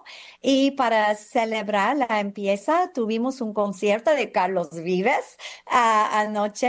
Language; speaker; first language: Spanish; non-native, fluent; English